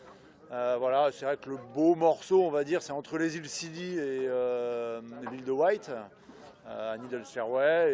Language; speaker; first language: French; native; French